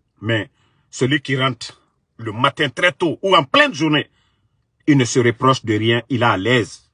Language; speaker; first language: French; non-native, local second language; Mandingo